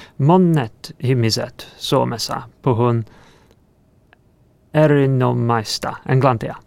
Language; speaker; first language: Finnish; non-native, learner; English